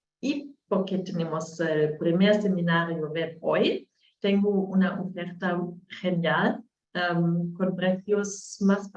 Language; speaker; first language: Spanish; non-native, learner; German